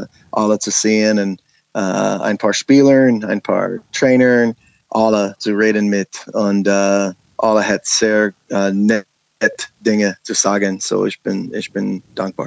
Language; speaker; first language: German; non-native, learner; English